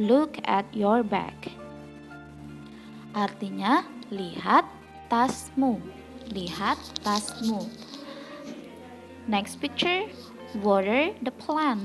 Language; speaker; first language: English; non-native, fluent; Indonesian